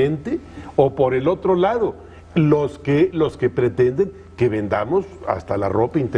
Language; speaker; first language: Spanish; native; Spanish